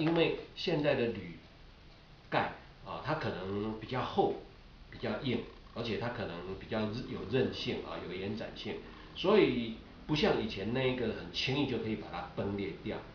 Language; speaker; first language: Chinese; native; Chinese